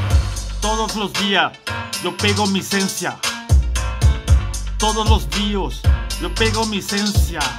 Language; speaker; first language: Spanish; non-native, learner; Papiamento